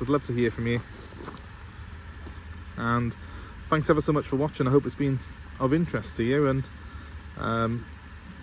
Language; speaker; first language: English; native; English